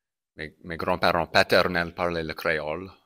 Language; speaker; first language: French; non-native, local second language; English